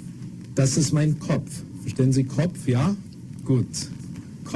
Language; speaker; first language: German; non-native, fluent; English